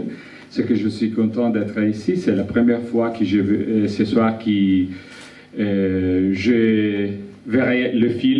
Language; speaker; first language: French; non-native, learner; Italian